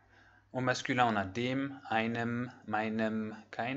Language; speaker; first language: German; non-native, fluent; French